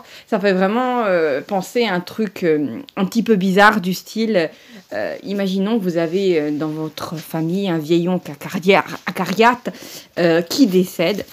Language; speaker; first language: French; native; French